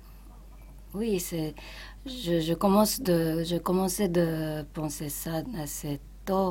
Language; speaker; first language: French; non-native, fluent; Japanese